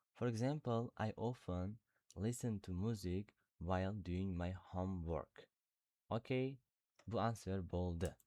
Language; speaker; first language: English; non-native, learner; Uzbek